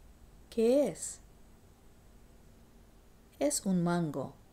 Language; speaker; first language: Spanish; non-native, fluent; English